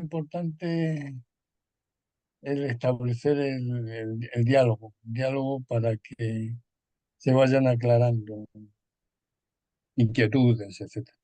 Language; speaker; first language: Spanish; native; Spanish